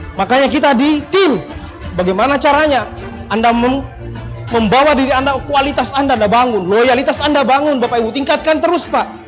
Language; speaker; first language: Indonesian; non-native, local second language; Buginese